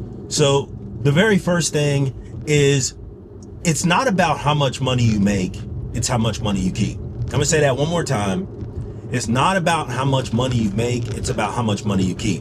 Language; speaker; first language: English; native; English